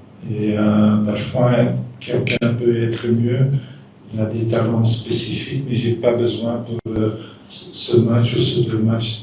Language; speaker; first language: French; non-native, local second language; Dutch